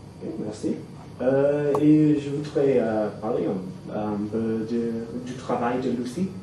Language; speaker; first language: French; non-native, fluent; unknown